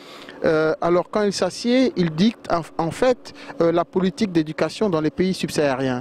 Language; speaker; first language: French; non-native, local second language; Wolof